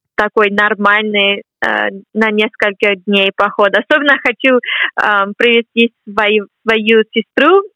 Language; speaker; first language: Russian; non-native, fluent; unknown